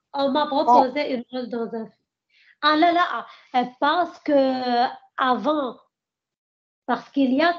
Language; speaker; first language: French; non-native, learner; Arabic